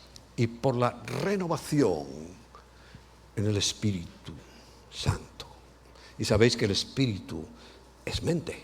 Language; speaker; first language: Spanish; native; Spanish